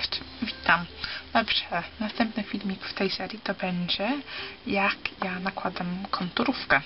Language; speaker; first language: Polish; early bilingual, heritage; Polish